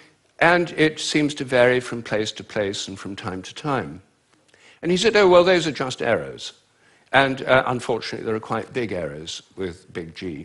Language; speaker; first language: English; native; English